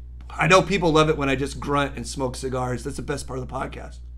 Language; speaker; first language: English; native; English